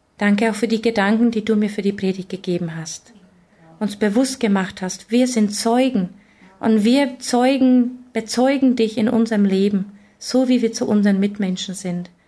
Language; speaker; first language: German; early bilingual, other home language; Czech